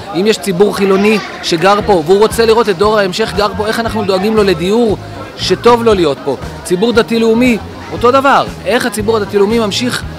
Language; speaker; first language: Hebrew; native; Hebrew